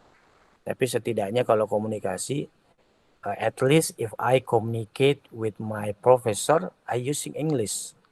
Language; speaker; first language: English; non-native, learner; Indonesian